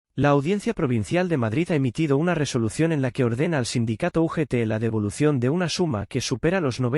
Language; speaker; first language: Spanish; native; Spanish